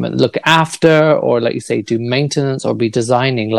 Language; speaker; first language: English; native; English